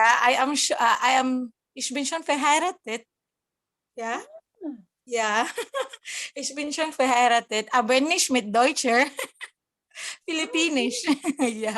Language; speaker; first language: German; non-native, learner; Cebuano